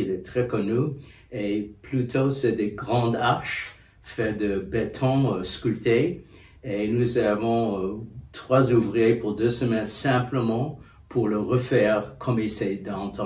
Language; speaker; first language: French; non-native, fluent; English